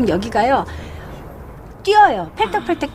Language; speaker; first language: Korean; native; Korean